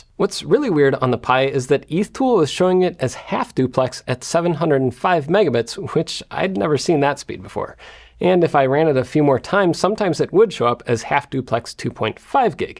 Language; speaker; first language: English; native; English